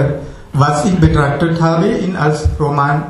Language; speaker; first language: German; non-native, learner; Tamil